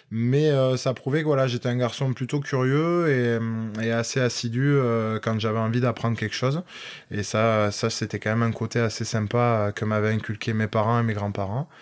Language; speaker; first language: French; native; French